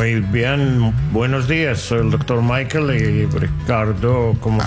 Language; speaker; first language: Spanish; non-native, learner; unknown